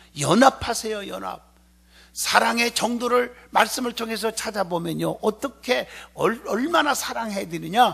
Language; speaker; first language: Korean; native; Korean